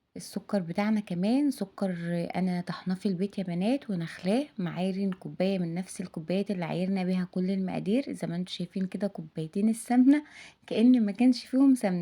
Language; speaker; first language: Arabic; native; Arabic